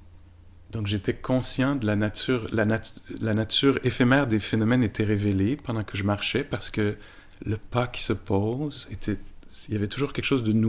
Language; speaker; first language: French; native; French